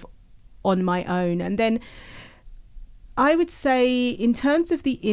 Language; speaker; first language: English; native; English